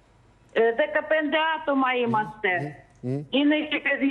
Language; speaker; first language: Greek; non-native, fluent; Russian